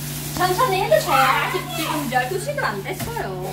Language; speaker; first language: Korean; non-native, fluent; Khmer